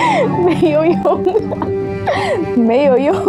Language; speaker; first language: Chinese; non-native, fluent; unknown